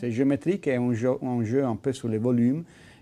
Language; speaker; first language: French; non-native, fluent; Italian